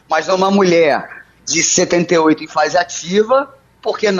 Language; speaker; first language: Portuguese; native; Portuguese